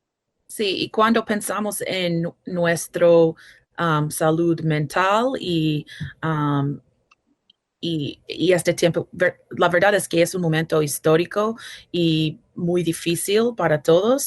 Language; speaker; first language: Spanish; non-native, fluent; English